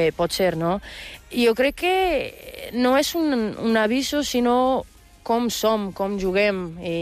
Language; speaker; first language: Catalan; non-native, fluent; Portuguese